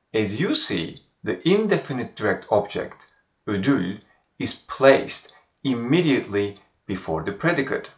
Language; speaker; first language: English; non-native, fluent; Turkish